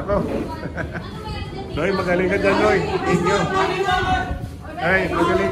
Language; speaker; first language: Filipino; native; Filipino